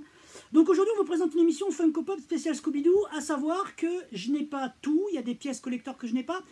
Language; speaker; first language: French; native; French